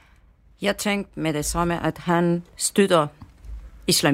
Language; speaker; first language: Danish; non-native, fluent; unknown